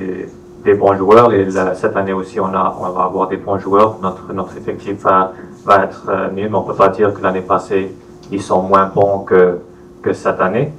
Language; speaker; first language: French; non-native, fluent; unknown